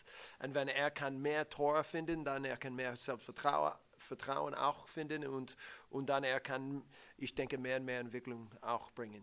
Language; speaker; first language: German; non-native, learner; English